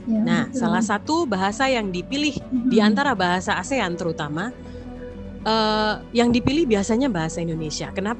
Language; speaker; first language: Indonesian; non-native, fluent; Thai